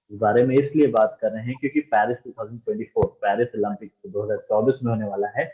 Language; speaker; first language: Hindi; native; Hindi